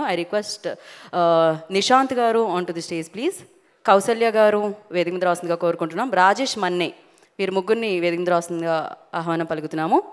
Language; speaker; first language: Telugu; native; Telugu